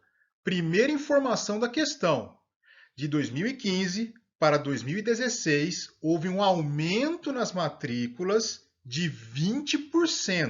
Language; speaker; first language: Portuguese; native; Portuguese